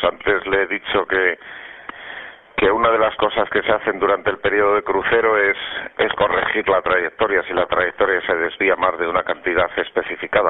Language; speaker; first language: Spanish; native; Spanish